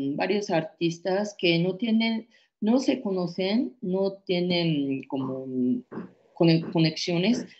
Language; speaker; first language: Spanish; non-native, fluent; Japanese